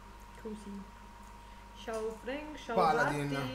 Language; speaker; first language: Italian; non-native, fluent; Spanish